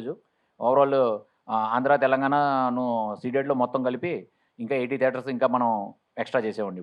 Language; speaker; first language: Telugu; native; Telugu